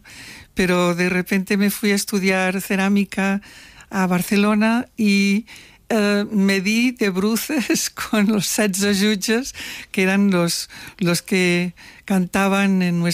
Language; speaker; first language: Spanish; non-native, local second language; Catalan